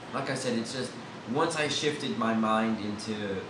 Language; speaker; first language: English; native; English